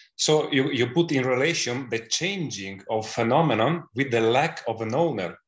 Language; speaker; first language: English; non-native, fluent; Italian